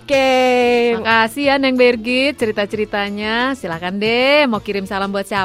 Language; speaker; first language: Indonesian; native; Indonesian